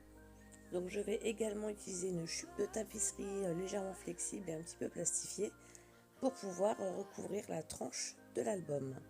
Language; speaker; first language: French; native; French